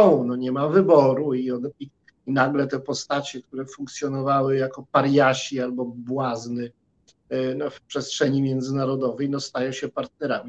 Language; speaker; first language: Polish; native; Polish